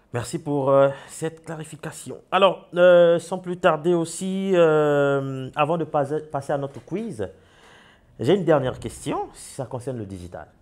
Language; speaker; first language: French; non-native, local second language; Wolof